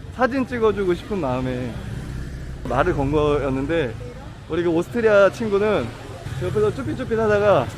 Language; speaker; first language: Korean; native; Korean